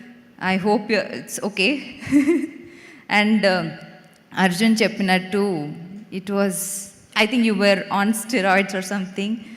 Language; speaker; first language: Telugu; non-native, local second language; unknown